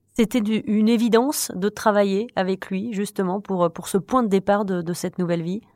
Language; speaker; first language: French; native; French